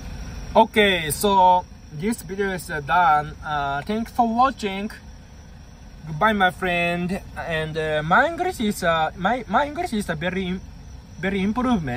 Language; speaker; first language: English; non-native, learner; Japanese